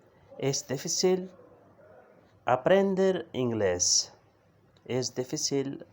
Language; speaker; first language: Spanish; non-native, fluent; Urdu